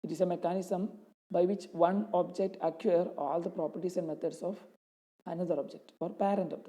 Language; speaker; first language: English; non-native, local second language; Malayalam